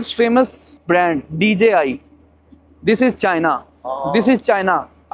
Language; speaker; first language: English; non-native, learner; Punjabi